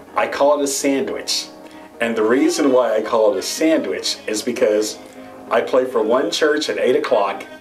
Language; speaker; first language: English; native; English